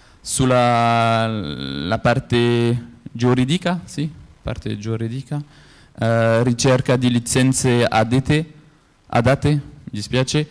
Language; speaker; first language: Italian; non-native, learner; French